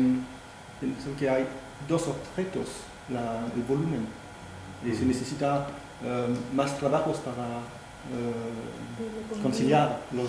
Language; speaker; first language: Spanish; non-native, fluent; French